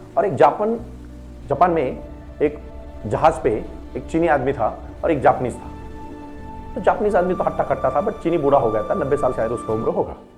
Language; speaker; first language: Hindi; non-native, local second language; Marathi